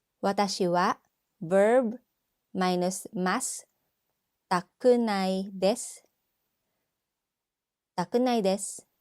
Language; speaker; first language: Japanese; non-native, fluent; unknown